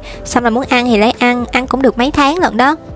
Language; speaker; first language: Vietnamese; native; Vietnamese